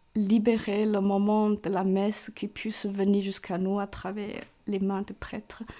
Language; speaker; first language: French; non-native, fluent; Cantonese